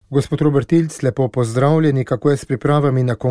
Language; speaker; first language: Slovenian; native; Slovenian